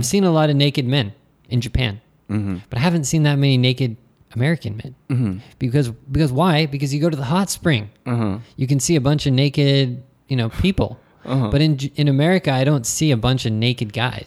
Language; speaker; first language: English; non-native, fluent; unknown